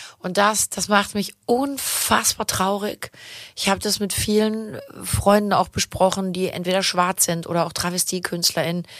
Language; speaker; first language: German; native; German